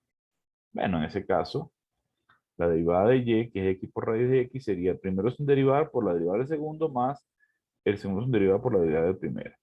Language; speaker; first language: Spanish; native; Spanish